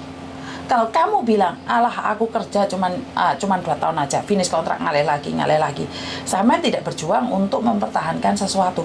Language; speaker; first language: Indonesian; non-native, local second language; Javanese